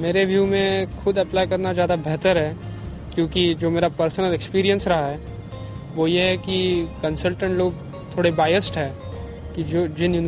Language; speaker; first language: Hindi; native; Hindi